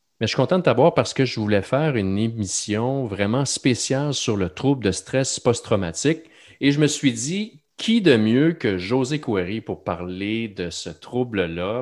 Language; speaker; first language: French; native; French